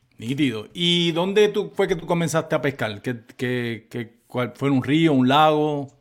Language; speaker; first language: Spanish; native; Spanish